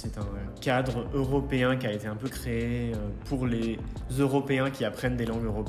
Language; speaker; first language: French; native; French